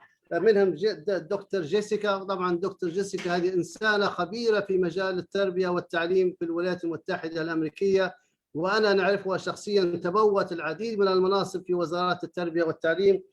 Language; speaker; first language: Arabic; native; Arabic